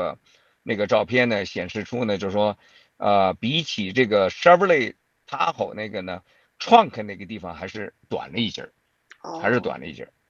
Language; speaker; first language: Chinese; native; Chinese